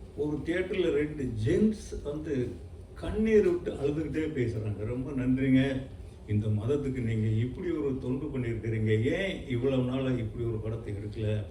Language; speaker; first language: Tamil; native; Tamil